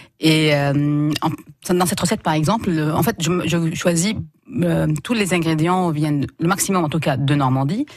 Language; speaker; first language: French; non-native, local second language; Arabic